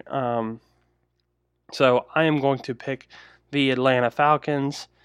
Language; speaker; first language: English; native; English